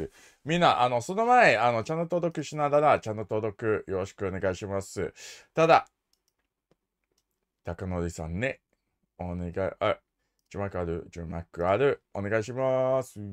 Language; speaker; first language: Japanese; non-native, learner; English